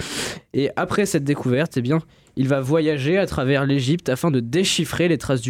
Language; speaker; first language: French; native; French